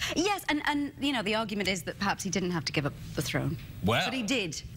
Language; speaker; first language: English; native; English